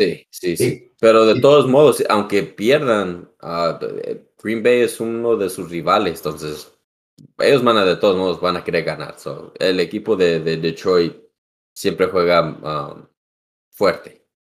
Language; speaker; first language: Spanish; early bilingual, heritage; Spanish